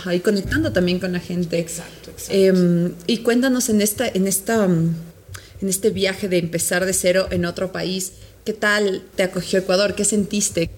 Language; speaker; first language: Spanish; native; Spanish